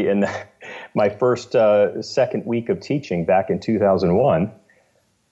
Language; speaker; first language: English; native; English